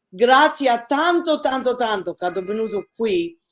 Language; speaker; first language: Italian; early bilingual, other home language; English